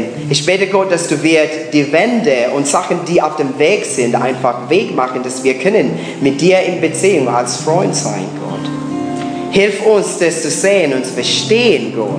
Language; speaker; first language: German; non-native, learner; English